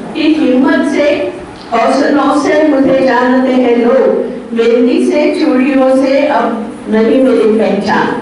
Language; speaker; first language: Hindi; non-native, local second language; Marathi